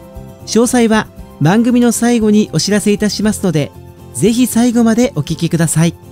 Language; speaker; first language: Japanese; native; Japanese